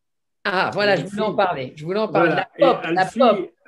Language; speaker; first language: French; native; French